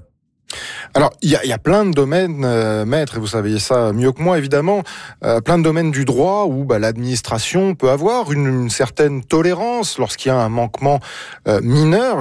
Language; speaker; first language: French; native; French